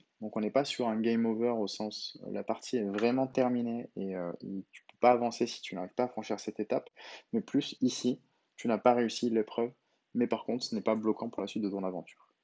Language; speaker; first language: French; native; French